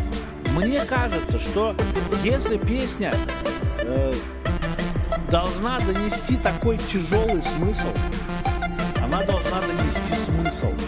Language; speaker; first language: Russian; native; Russian